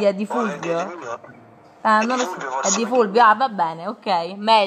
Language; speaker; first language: Italian; native; Italian